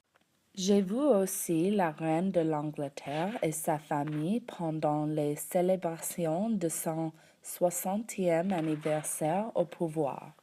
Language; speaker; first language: French; non-native, learner; English